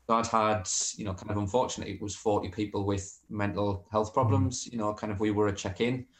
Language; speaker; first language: English; native; English